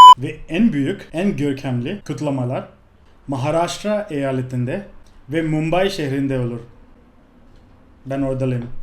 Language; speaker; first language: Turkish; non-native, fluent; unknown